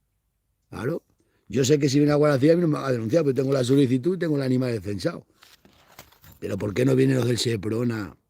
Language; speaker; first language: Spanish; native; Spanish